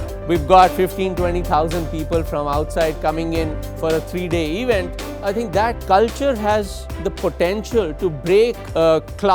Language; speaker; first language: English; non-native, local second language; Hindi